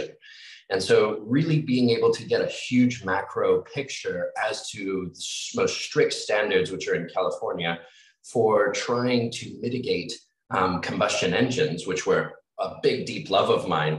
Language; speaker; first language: English; native; English